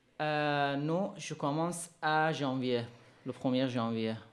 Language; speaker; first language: French; non-native, learner; Persian